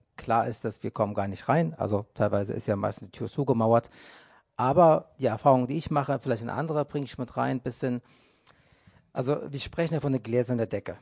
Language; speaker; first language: German; non-native, fluent; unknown